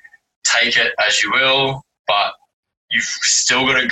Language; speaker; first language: English; native; English